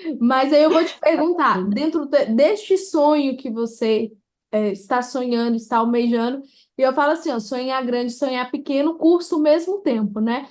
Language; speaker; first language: Portuguese; native; Portuguese